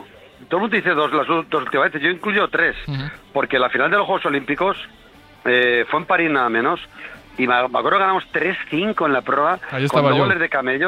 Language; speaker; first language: Spanish; native; Spanish